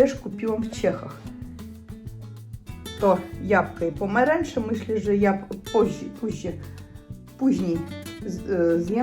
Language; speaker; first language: Polish; non-native, learner; Russian